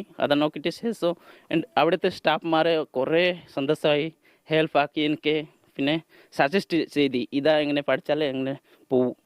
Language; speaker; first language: Malayalam; non-native, learner; Odia